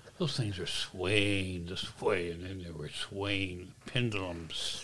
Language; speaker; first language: English; native; English